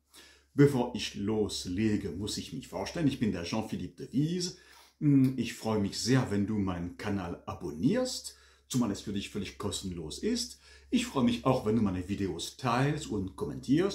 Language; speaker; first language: German; non-native, fluent; French